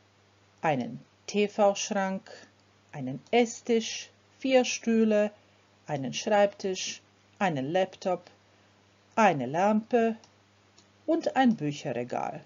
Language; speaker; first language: German; non-native, fluent; Croatian